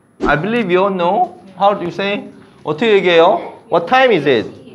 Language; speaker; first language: English; non-native, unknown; Korean